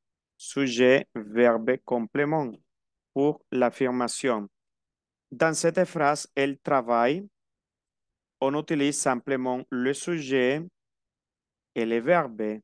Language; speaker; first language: French; non-native, fluent; Spanish